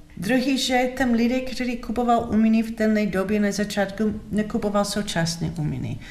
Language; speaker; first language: Czech; non-native, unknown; English